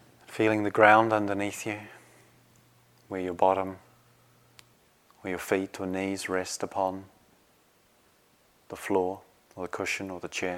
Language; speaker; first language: English; native; English